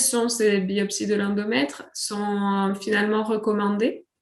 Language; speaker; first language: French; native; French